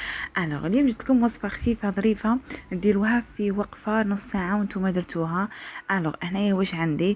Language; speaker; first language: Arabic; native; Arabic